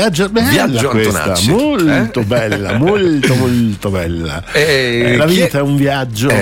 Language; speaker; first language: Italian; native; Italian